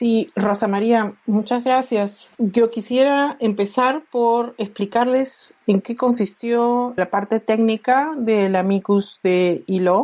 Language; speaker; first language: Spanish; native; Spanish